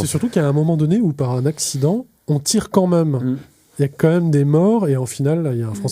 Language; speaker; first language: French; native; French